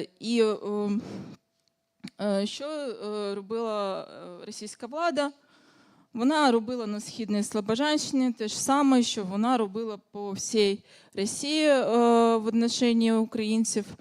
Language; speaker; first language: Ukrainian; non-native, fluent; Russian